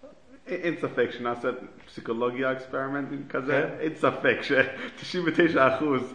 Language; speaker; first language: Hebrew; non-native, fluent; English